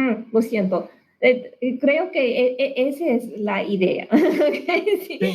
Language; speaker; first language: Spanish; non-native, learner; English